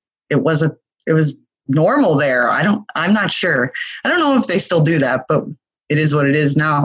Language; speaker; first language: English; native; English